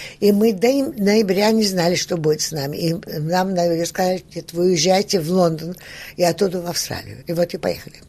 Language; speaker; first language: Russian; early bilingual, heritage; Russian